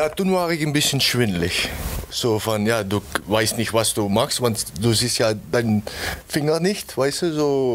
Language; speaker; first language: German; non-native, learner; Dutch